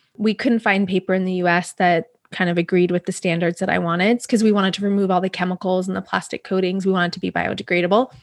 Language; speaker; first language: English; native; English